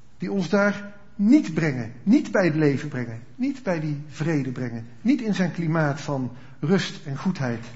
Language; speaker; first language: Dutch; native; Dutch